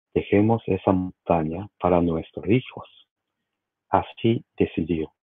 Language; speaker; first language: Spanish; non-native, learner; Japanese